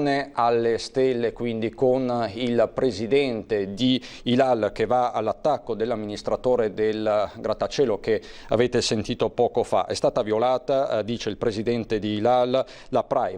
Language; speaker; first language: Italian; native; Italian